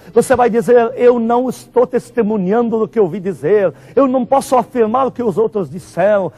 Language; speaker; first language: Portuguese; non-native, fluent; Arabic